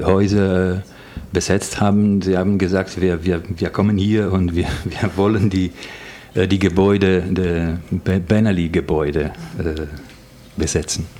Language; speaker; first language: German; non-native, fluent; Italian